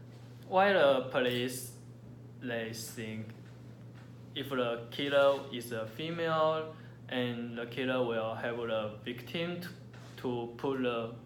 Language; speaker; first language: English; non-native, learner; Chinese